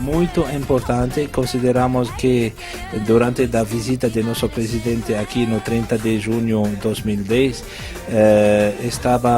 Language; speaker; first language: Portuguese; non-native, fluent; Arabic